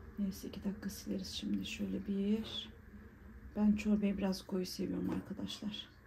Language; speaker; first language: Turkish; early bilingual, heritage; Turkish